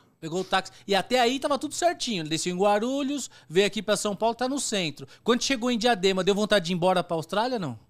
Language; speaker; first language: Portuguese; native; Portuguese